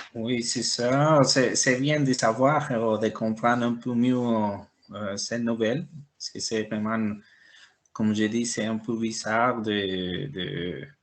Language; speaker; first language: French; non-native, learner; Spanish